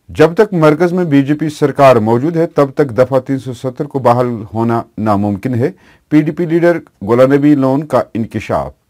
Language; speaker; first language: Urdu; non-native, local second language; Kashmiri